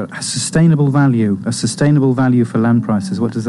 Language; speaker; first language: English; native; English